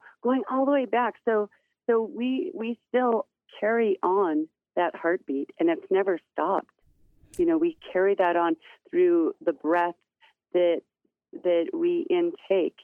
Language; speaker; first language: English; native; English